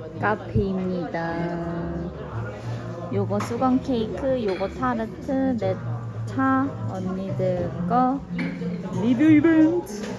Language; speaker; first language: Korean; native; Korean